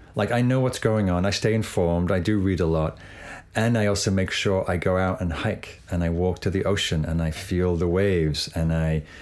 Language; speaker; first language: English; native; English